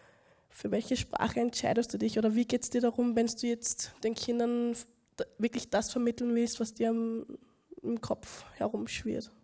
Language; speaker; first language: German; native; German